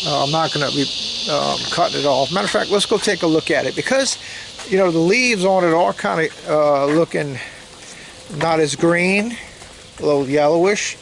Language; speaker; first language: English; native; English